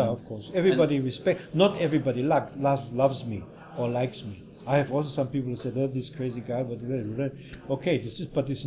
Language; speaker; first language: English; non-native, fluent; German